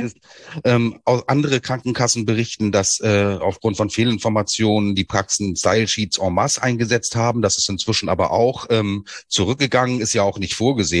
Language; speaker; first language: German; native; German